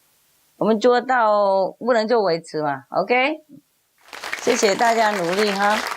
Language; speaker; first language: Chinese; non-native, fluent; Vietnamese